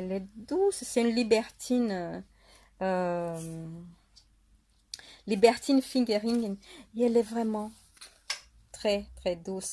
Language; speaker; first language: French; non-native, fluent; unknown